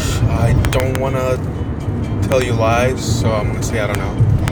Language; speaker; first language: English; early bilingual, other home language; Spanish